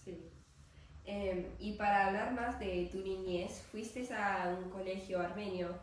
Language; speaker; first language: Spanish; non-native, learner; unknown